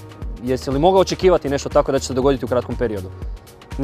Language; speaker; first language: Croatian; native; Croatian